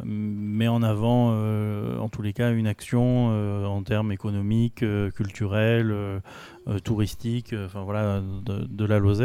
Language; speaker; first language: French; native; French